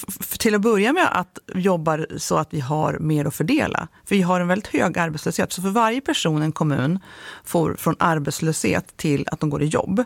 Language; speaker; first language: Swedish; native; Swedish